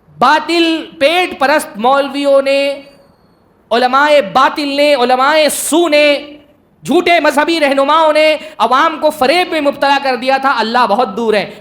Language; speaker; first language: Urdu; native; Urdu